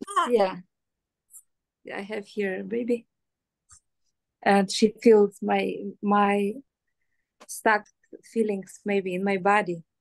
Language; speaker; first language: English; non-native, learner; Russian